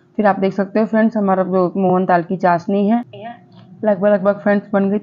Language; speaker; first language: Hindi; non-native, local second language; Gujarati